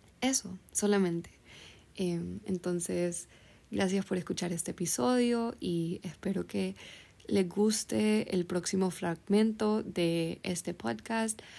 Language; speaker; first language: Spanish; early bilingual, heritage; Spanish